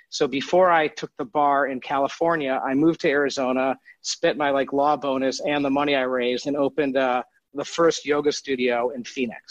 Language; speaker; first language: English; native; English